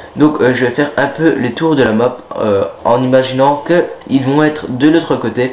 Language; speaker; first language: French; native; French